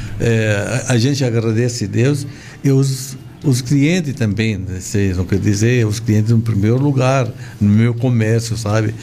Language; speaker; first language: Portuguese; non-native, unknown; Arabic